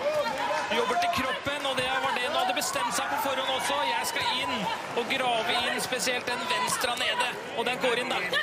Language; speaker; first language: Norwegian; native; Norwegian